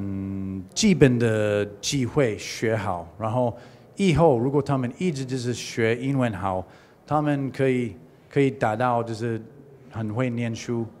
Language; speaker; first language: Chinese; non-native, learner; English